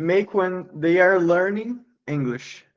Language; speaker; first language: English; non-native, learner; Portuguese